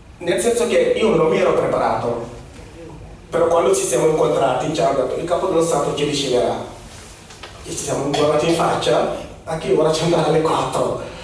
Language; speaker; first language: Italian; non-native, fluent; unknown